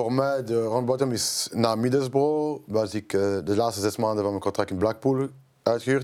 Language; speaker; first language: Dutch; non-native, local second language; French